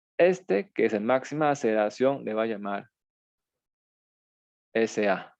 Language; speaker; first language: Spanish; native; Spanish